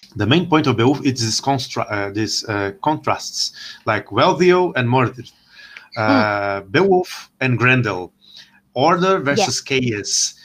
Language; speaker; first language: English; non-native, fluent; Portuguese